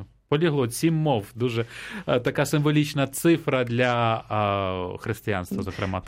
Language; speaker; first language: Ukrainian; native; Ukrainian